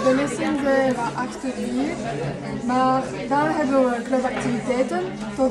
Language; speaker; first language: Dutch; non-native, learner; French